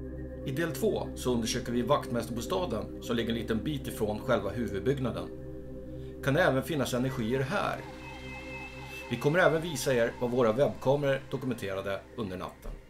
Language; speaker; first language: Swedish; native; Swedish